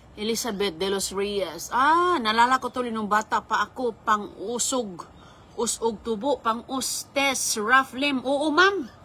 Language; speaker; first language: Filipino; non-native, local second language; Cebuano